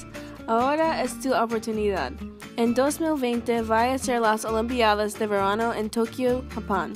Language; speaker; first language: Spanish; non-native, learner; English